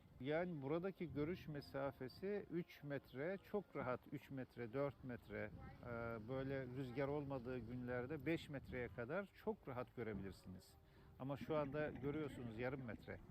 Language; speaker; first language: Turkish; native; Turkish